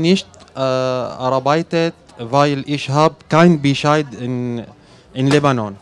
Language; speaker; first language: German; non-native, learner; Arabic